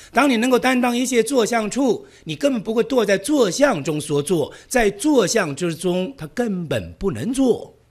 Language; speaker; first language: Chinese; native; Chinese